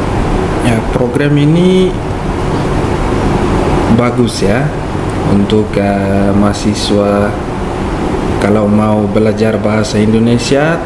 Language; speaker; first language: Indonesian; non-native, learner; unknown